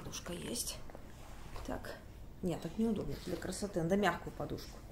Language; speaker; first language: Russian; native; Russian